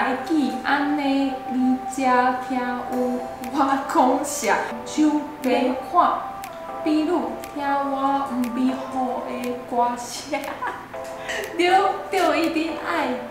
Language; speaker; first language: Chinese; non-native, fluent; English